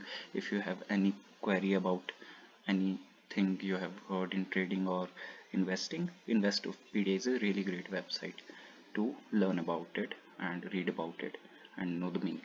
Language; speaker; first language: English; non-native, local second language; Hindi